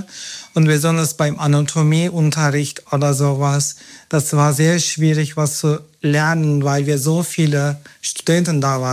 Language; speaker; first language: German; non-native, fluent; Turkish